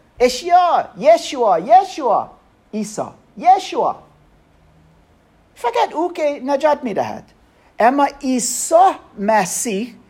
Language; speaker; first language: Persian; non-native, learner; German